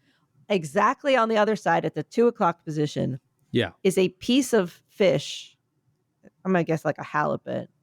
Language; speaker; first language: English; native; English